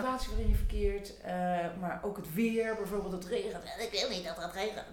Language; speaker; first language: Dutch; native; Dutch